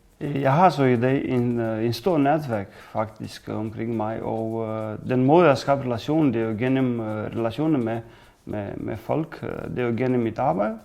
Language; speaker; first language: Danish; non-native, fluent; Romanian